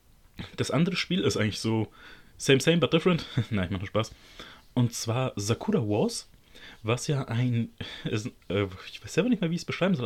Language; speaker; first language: German; native; German